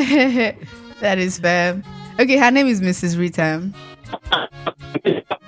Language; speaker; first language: English; non-native, local second language; Yoruba